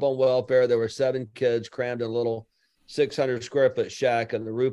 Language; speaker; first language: English; native; English